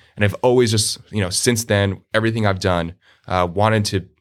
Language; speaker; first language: English; native; English